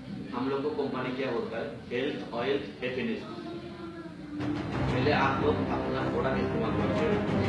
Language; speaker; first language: Hindi; non-native, learner; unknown